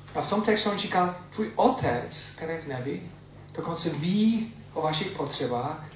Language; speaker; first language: Czech; non-native, fluent; English